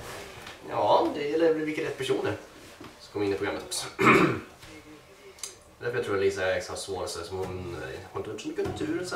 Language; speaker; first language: Swedish; native; Swedish